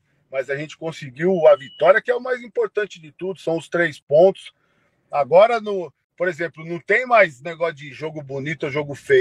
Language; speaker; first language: Portuguese; native; Portuguese